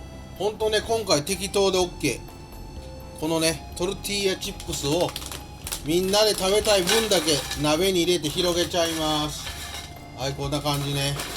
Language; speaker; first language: Japanese; native; Japanese